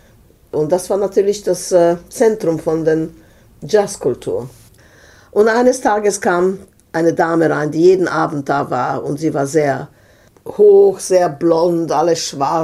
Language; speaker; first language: German; non-native, fluent; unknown